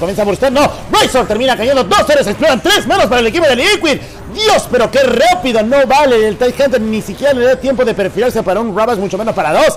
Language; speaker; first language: Spanish; native; Spanish